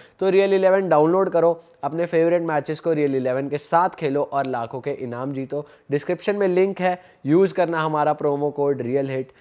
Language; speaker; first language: Hindi; native; Hindi